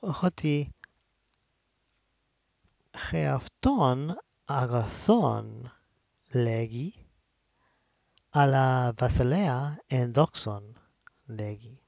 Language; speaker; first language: Greek; non-native, learner; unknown